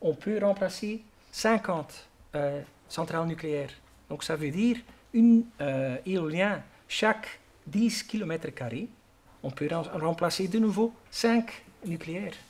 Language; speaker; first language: French; non-native, fluent; Dutch